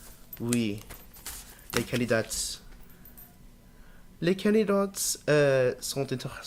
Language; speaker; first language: French; non-native, learner; English